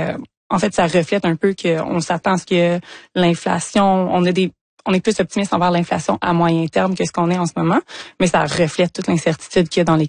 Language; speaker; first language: French; native; French